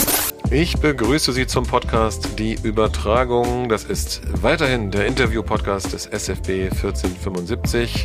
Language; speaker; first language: German; native; German